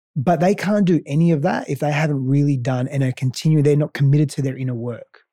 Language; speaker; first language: English; non-native, local second language; Greek